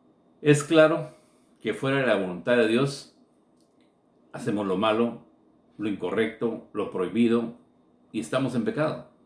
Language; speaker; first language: Spanish; native; Spanish